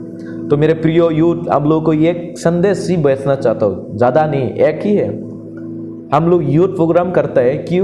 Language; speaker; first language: Hindi; non-native, local second language; Kok Borok